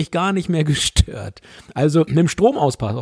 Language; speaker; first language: German; native; German